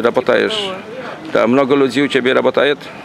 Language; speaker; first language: Russian; non-native, learner; Polish